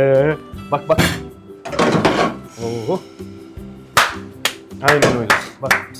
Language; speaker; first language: Turkish; non-native, learner; French